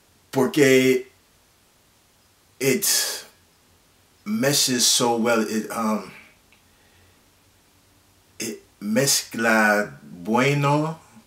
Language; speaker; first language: Spanish; non-native, learner; English